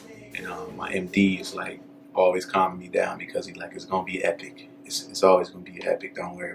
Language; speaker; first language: English; native; English